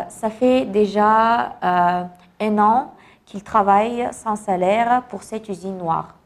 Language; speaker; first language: French; non-native, learner; Kazakh